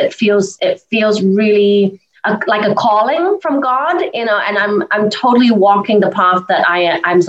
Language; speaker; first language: English; native; English